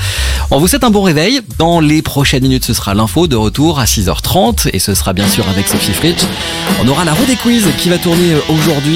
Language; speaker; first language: French; native; French